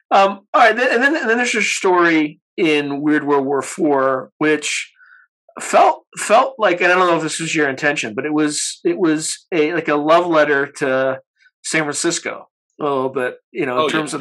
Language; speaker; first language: English; native; English